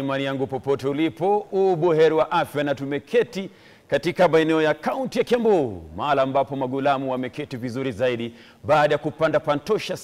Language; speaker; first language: Swahili; non-native, local second language; Gusii